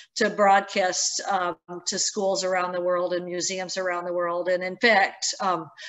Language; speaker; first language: English; native; English